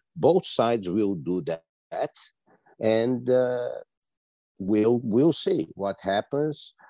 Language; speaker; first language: English; non-native, fluent; Portuguese